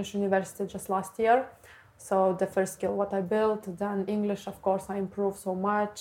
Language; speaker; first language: English; non-native, learner; Lithuanian